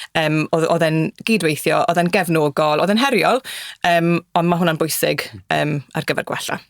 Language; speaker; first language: Welsh; native; Welsh